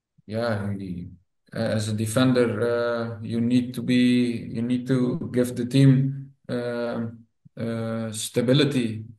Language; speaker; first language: English; non-native, fluent; Dutch